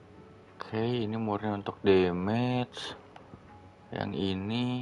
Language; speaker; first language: Indonesian; native; Indonesian